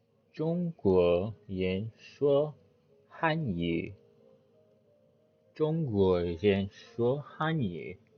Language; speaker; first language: Chinese; non-native, learner; English